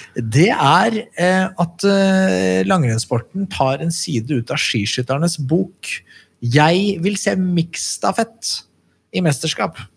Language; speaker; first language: Norwegian; native; Norwegian